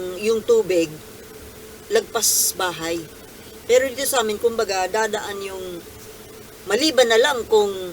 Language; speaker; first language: Filipino; non-native, local second language; Bikol